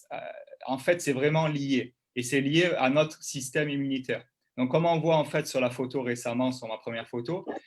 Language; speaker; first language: French; native; French